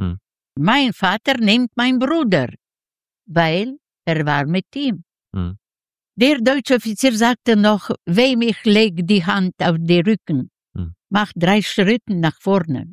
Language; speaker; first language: German; non-native, learner; Yiddish